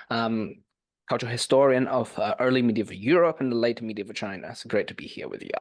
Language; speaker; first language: English; non-native, fluent; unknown